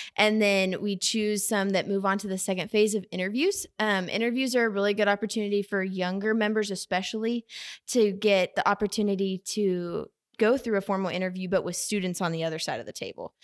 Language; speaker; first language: English; native; English